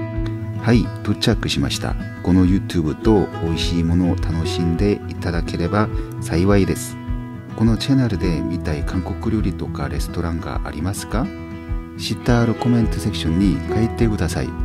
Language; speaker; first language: Japanese; non-native, learner; Korean